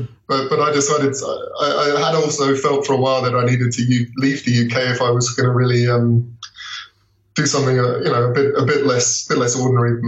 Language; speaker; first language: English; native; English